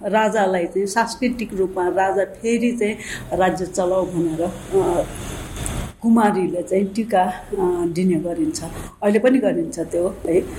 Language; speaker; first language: Nepali; non-native, local second language; Newari